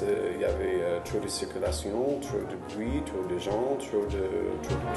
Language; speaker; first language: French; non-native, fluent; English